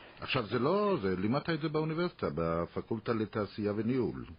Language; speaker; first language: Hebrew; native; Hebrew